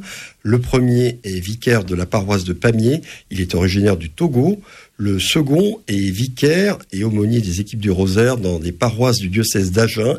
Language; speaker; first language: French; native; French